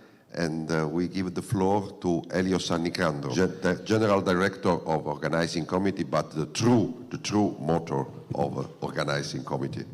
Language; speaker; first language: English; non-native, fluent; Italian